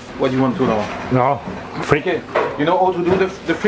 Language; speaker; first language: English; non-native, local second language; French